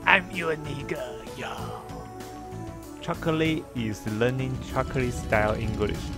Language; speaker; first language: English; non-native, learner; Chinese